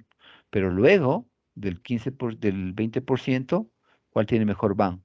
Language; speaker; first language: Spanish; native; Spanish